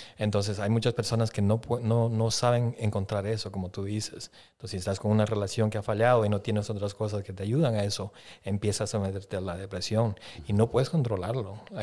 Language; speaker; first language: Spanish; early bilingual, heritage; Spanish